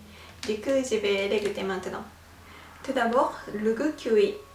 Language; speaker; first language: French; non-native, fluent; Japanese